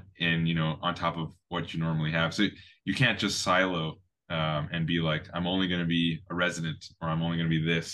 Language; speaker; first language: English; native; English